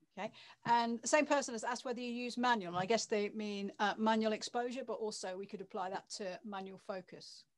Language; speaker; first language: English; native; English